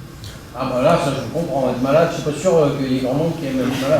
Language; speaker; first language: French; native; French